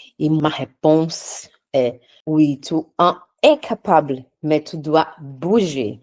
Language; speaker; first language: French; non-native, fluent; Portuguese